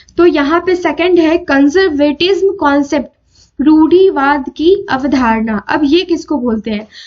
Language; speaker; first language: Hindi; native; Hindi